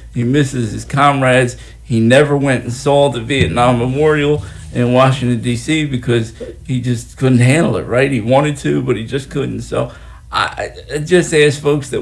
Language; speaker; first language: English; native; English